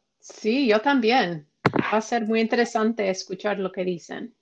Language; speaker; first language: Spanish; non-native, fluent; English